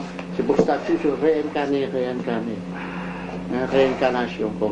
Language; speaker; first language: French; non-native, local second language; Vietnamese